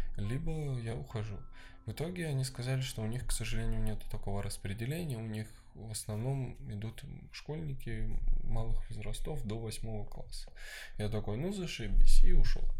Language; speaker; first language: Russian; early bilingual, other home language; Armenian